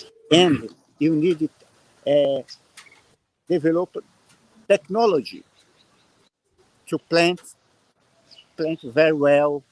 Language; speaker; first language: English; non-native, learner; Portuguese